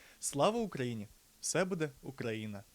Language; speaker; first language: Ukrainian; native; Ukrainian